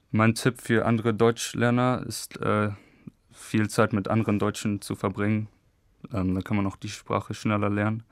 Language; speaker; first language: German; early bilingual, other home language; English